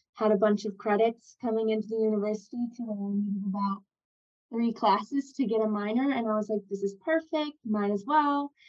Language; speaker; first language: English; native; English